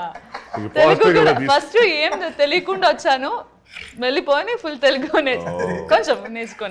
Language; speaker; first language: Telugu; non-native, learner; Malayalam